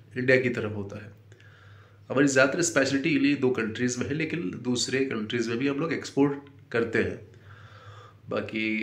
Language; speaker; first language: Urdu; non-native, fluent; Baluchi